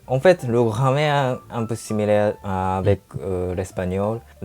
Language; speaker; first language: French; non-native, learner; Japanese